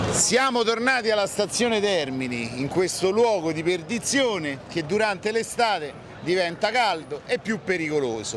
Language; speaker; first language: Italian; native; Italian